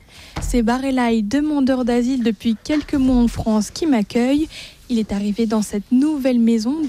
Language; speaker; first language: French; native; French